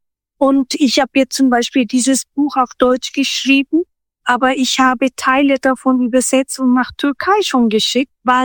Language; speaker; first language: German; non-native, fluent; Turkish